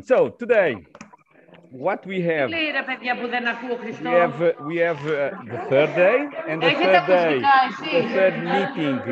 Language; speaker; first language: English; non-native, fluent; Portuguese